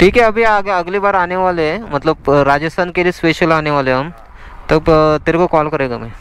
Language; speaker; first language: Hindi; non-native, local second language; Marathi